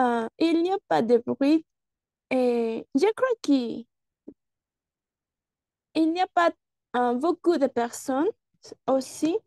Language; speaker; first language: French; non-native, learner; Spanish